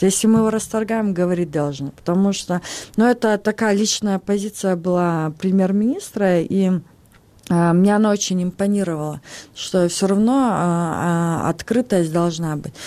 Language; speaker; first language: Russian; non-native, local second language; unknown